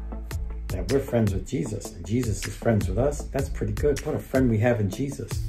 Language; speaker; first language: English; native; English